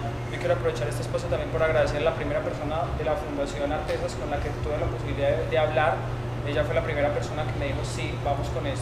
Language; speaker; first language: Spanish; native; Spanish